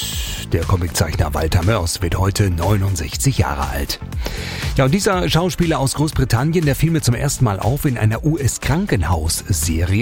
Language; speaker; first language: German; native; German